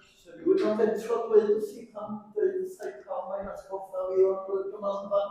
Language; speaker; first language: Welsh; native; Welsh